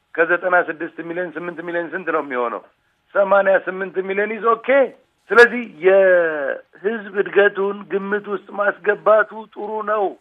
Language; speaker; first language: Amharic; non-native, local second language; Tigrinya